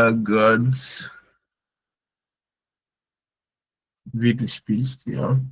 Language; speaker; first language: German; non-native, fluent; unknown